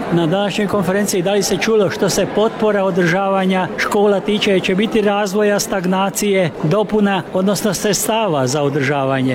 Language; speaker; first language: Croatian; early bilingual, heritage; Croatian